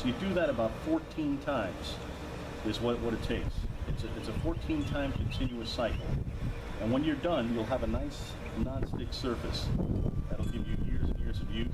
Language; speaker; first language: English; native; English